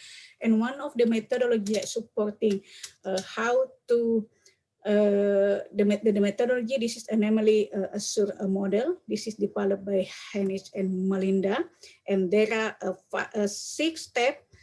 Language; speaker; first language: English; non-native, learner; Indonesian